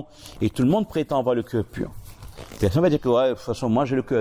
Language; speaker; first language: French; native; French